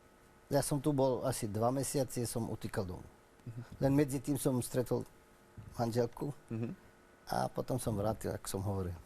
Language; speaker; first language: Slovak; non-native, learner; Arabic